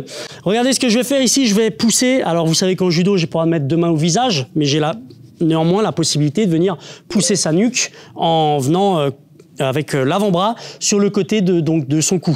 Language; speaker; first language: French; native; French